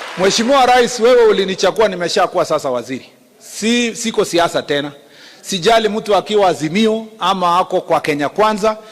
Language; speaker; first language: Swahili; non-native, local second language; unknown